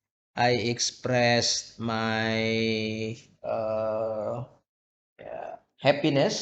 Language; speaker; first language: English; non-native, fluent; Indonesian